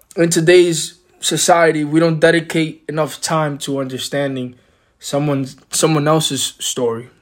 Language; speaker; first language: English; native; English